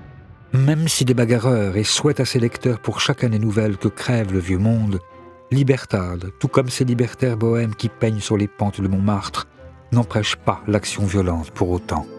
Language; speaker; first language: French; native; French